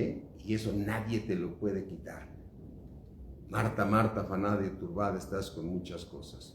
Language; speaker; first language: Spanish; native; Spanish